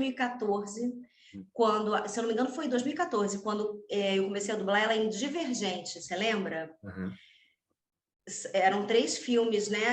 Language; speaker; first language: Portuguese; native; Portuguese